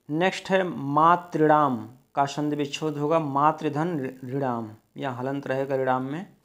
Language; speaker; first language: Hindi; native; Hindi